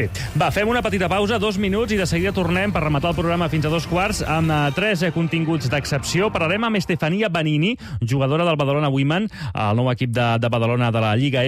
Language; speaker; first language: Catalan; native; Catalan